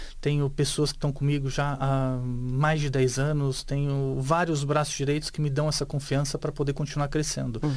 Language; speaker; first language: Portuguese; native; Portuguese